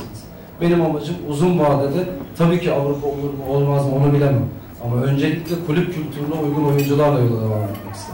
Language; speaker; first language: Turkish; native; Turkish